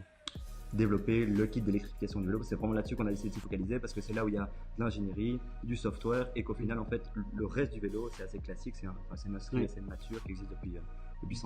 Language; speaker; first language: French; native; French